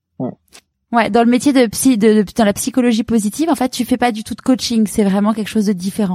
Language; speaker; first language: French; native; French